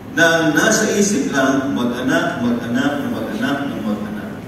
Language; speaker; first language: English; non-native, local second language; Filipino